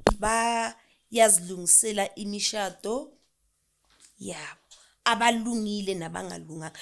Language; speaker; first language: Zulu; non-native, local second language; Southern Sotho